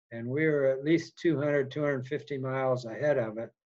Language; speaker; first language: English; native; English